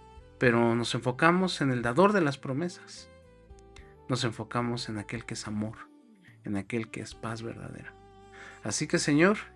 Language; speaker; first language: Spanish; native; Spanish